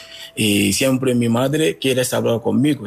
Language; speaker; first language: Spanish; non-native, learner; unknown